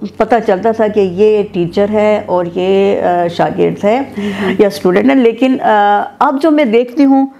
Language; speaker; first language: Urdu; non-native, local second language; Persian